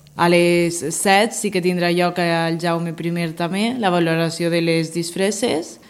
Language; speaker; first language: Catalan; native; Catalan